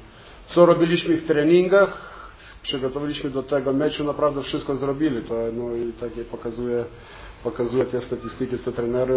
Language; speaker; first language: Polish; non-native, fluent; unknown